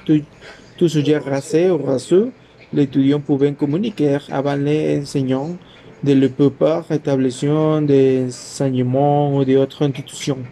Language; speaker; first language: French; non-native, learner; Spanish